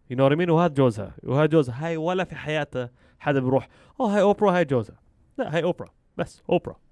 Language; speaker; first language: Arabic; early bilingual, heritage; Arabic